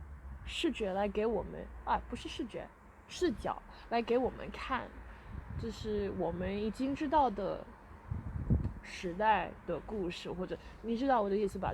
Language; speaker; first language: Chinese; early bilingual, heritage; Chinese